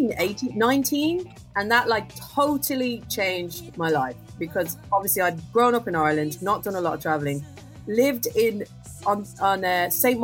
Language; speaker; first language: English; native; English